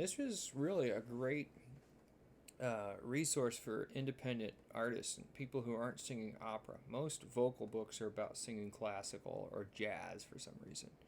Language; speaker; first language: English; native; English